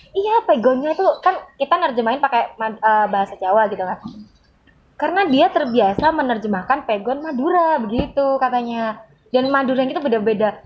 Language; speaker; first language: Indonesian; native; Indonesian